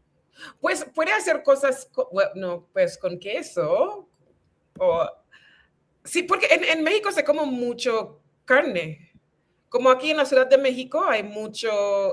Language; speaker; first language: Spanish; non-native, fluent; English